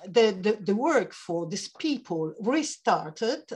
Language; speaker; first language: English; non-native, fluent; Italian